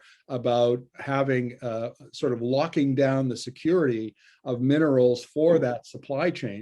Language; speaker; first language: English; native; English